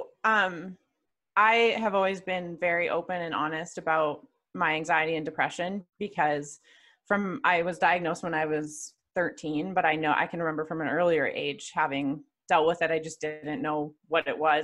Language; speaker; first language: English; native; English